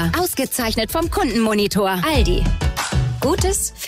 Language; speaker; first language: German; native; German